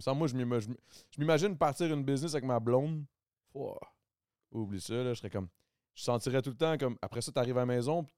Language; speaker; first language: French; native; French